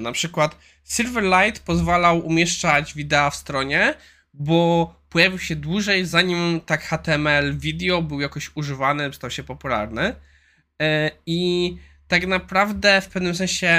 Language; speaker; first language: Polish; native; Polish